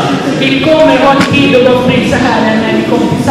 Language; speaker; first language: Swedish; non-native, fluent; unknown